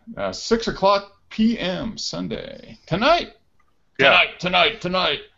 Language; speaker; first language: English; native; English